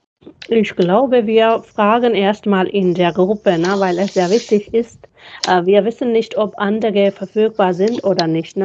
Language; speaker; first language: German; non-native, fluent; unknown